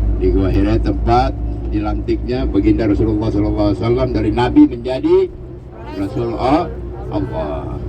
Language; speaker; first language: Indonesian; native; Indonesian